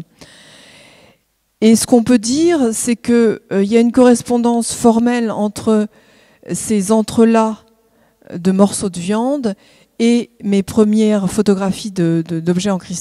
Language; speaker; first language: French; native; French